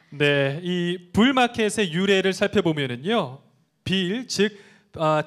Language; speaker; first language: Korean; native; Korean